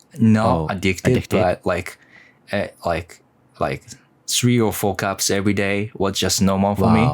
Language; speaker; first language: English; non-native, learner; Japanese